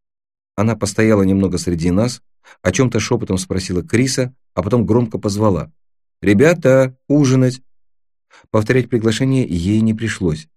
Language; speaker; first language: Russian; native; Russian